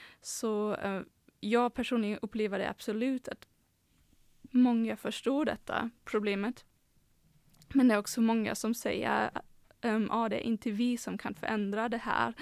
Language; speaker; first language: Swedish; non-native, fluent; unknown